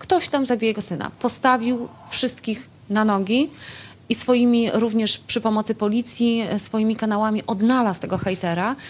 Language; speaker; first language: Polish; native; Polish